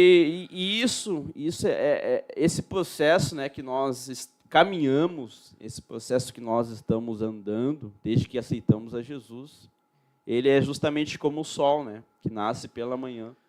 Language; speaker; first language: Portuguese; native; Portuguese